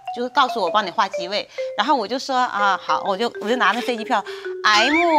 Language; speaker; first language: Chinese; native; Chinese